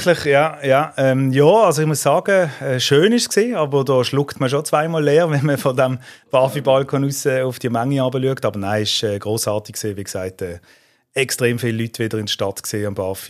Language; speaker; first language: German; native; German